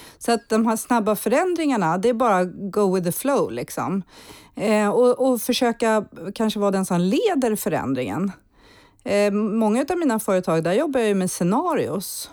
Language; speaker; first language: Swedish; early bilingual, heritage; Swedish